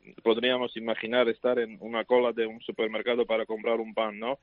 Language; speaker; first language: Spanish; non-native, fluent; Georgian